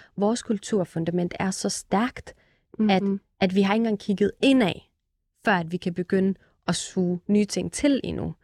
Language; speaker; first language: Danish; early bilingual, other home language; Arabic